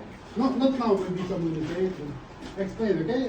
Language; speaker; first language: English; non-native, learner; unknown